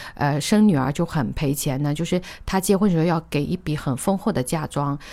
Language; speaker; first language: Chinese; native; Chinese